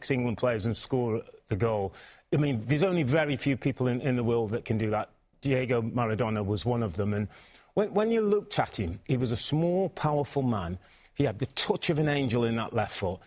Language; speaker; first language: English; native; English